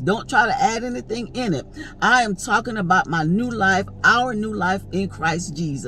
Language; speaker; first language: English; native; English